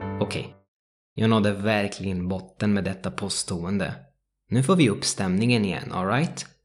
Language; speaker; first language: Swedish; non-native, fluent; Italian